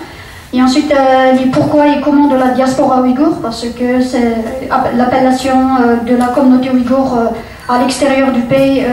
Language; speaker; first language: French; non-native, fluent; Uyghur